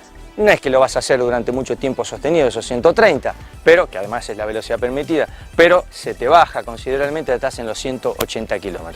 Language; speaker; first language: Spanish; native; Spanish